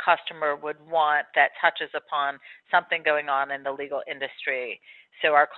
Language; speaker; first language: English; native; English